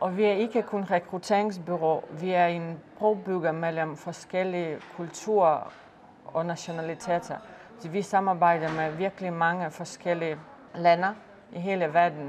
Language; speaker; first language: Danish; non-native, fluent; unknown